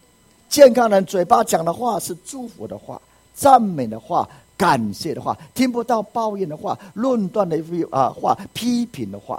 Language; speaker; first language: Chinese; native; Chinese